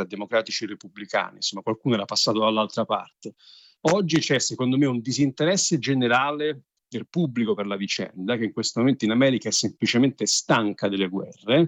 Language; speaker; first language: Italian; native; Italian